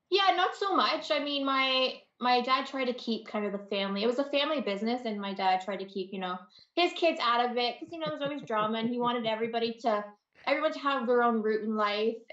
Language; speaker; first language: English; native; English